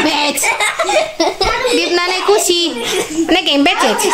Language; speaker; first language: German; non-native, learner; Indonesian